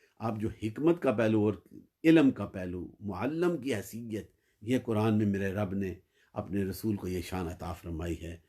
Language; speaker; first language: Urdu; native; Urdu